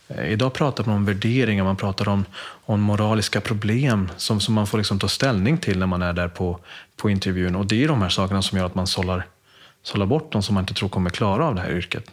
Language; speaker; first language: Swedish; early bilingual, other home language; Spanish